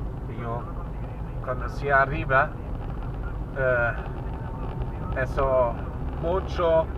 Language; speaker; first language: Spanish; non-native, learner; German